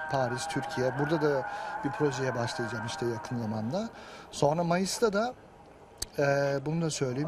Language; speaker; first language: Turkish; early bilingual, heritage; Turkish